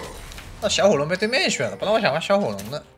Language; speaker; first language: Chinese; native; Chinese